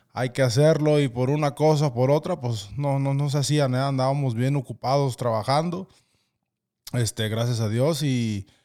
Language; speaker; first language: Spanish; early bilingual, other home language; English